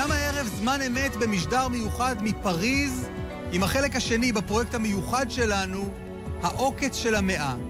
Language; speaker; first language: Hebrew; native; Hebrew